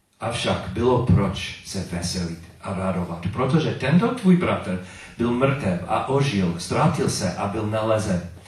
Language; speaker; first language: Czech; non-native, learner; English